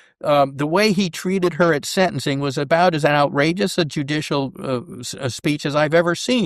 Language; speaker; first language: English; native; English